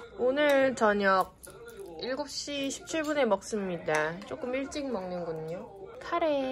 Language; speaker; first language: Korean; native; Korean